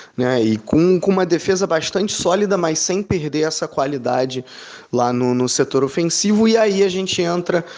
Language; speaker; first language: Portuguese; native; Portuguese